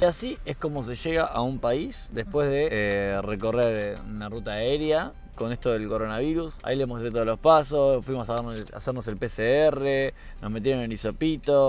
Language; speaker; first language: Spanish; native; Spanish